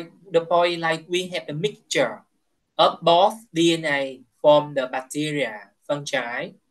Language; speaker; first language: English; non-native, fluent; Vietnamese